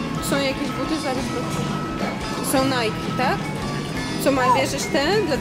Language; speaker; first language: Polish; native; Polish